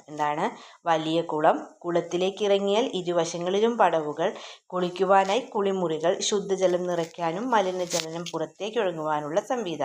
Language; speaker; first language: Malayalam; native; Malayalam